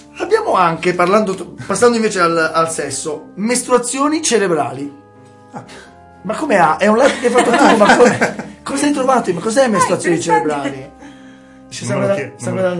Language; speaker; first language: Italian; native; Italian